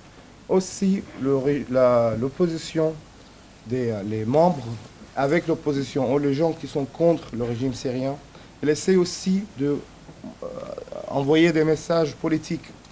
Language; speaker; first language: French; non-native, fluent; Arabic